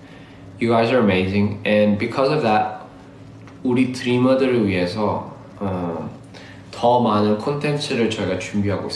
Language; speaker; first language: Korean; early bilingual, heritage; Korean